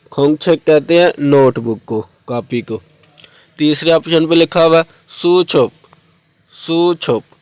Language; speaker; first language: Urdu; non-native, local second language; Punjabi